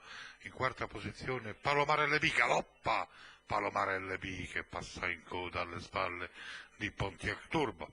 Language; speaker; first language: Italian; native; Italian